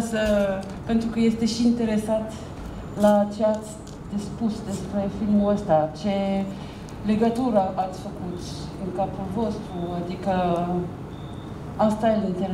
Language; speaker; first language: Romanian; non-native, fluent; French